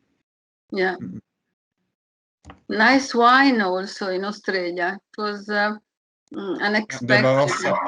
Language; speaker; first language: English; non-native, fluent; Italian